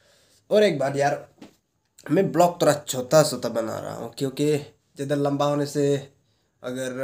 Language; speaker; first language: Hindi; non-native, local second language; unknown